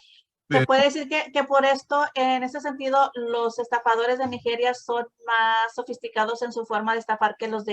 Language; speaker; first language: Spanish; native; Spanish